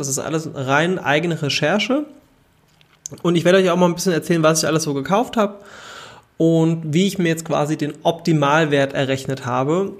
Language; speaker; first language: German; native; German